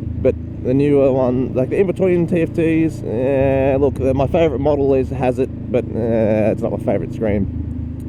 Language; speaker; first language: English; native; English